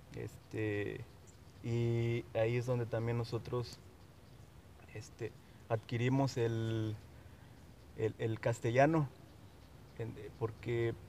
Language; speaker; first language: Spanish; non-native, local second language; Nahuatl languages